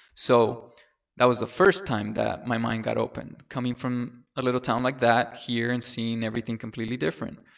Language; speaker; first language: English; early bilingual, other home language; Spanish